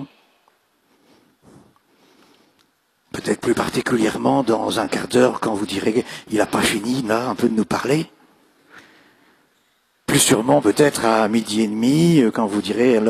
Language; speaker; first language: French; native; French